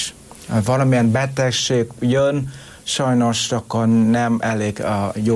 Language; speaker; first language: Hungarian; non-native, learner; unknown